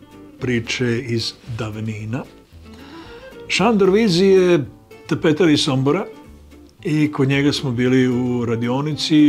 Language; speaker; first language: Bosnian; native; Bosnian